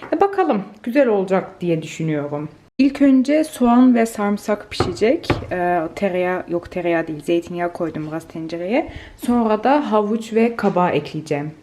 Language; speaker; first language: Turkish; native; Turkish